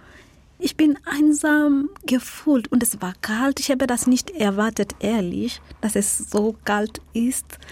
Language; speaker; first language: German; non-native, learner; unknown